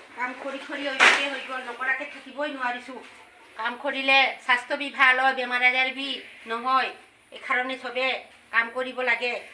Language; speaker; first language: Assamese; non-native, local second language; Bodo